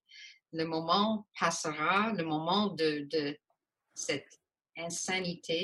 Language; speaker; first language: French; non-native, local second language; English